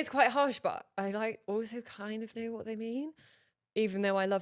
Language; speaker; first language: English; native; English